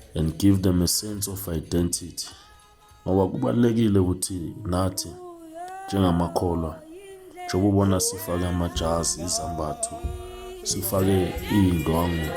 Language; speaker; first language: Zulu; native; Zulu